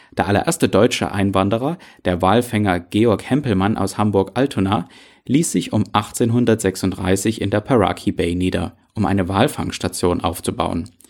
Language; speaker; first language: German; native; German